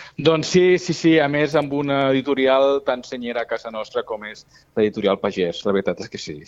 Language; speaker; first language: Catalan; non-native, local second language; Spanish